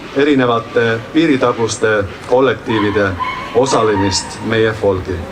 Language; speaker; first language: Estonian; native; Estonian